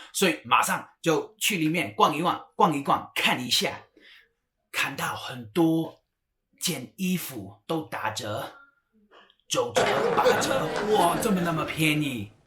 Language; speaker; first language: Chinese; non-native, fluent; English